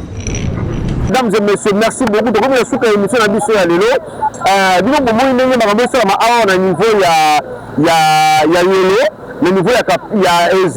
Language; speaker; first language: French; non-native, local second language; Lingala